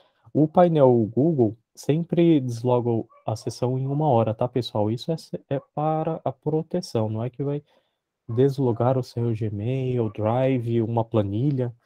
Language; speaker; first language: Portuguese; native; Portuguese